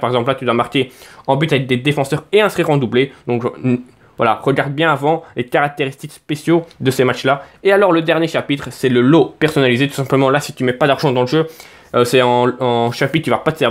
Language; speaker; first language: French; native; French